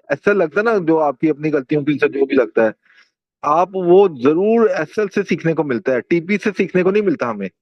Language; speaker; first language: Urdu; native; Urdu